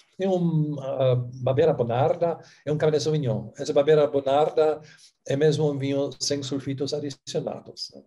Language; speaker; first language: Portuguese; non-native, fluent; German